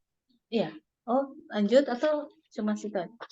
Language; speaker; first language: Indonesian; non-native, learner; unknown